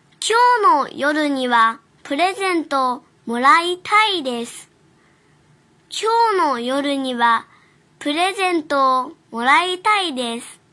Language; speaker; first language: Japanese; non-native, fluent; Chinese